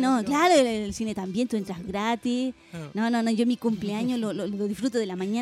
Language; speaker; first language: Spanish; native; Spanish